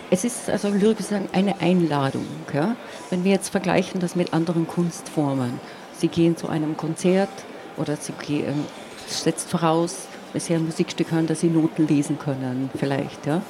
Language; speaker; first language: German; non-native, local second language; Slovenian